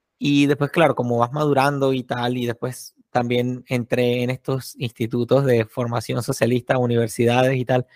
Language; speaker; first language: Spanish; native; Spanish